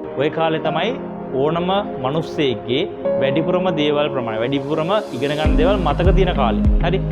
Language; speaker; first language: Sinhala; native; Sinhala